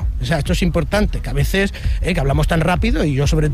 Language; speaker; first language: Spanish; native; Spanish